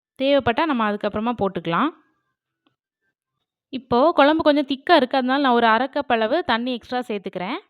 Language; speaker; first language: Tamil; native; Tamil